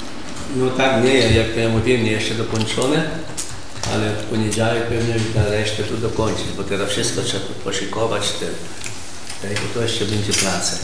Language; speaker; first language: Polish; early bilingual, heritage; Polish